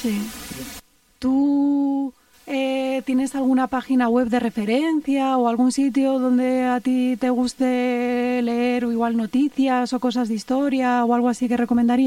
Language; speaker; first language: Spanish; native; Spanish